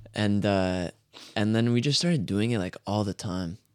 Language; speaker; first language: English; native; English